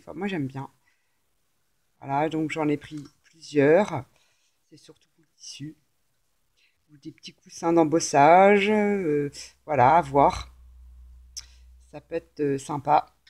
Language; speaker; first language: French; native; French